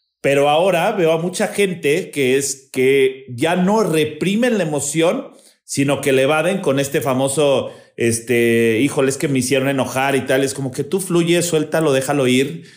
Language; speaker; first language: Spanish; native; Spanish